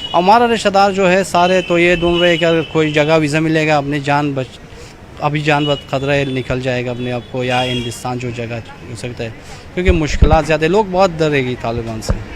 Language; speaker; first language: Hindi; non-native, learner; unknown